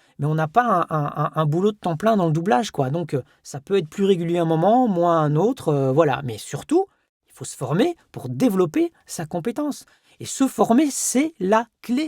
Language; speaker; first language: French; native; French